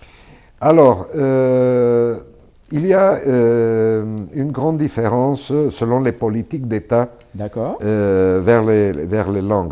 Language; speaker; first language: French; non-native, fluent; Spanish